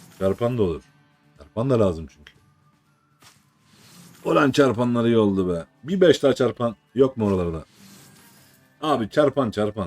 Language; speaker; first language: Turkish; native; Turkish